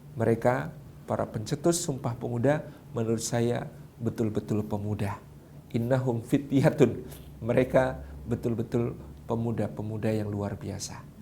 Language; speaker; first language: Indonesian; non-native, local second language; Javanese